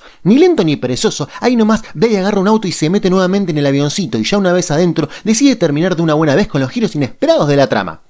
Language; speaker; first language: Spanish; native; Spanish